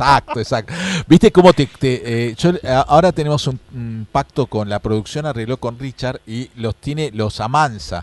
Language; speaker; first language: Spanish; native; Spanish